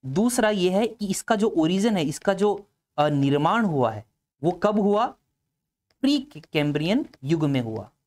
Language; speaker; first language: Hindi; native; Hindi